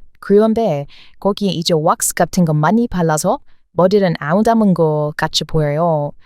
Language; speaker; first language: Korean; non-native, fluent; English